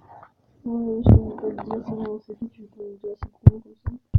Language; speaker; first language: French; native; French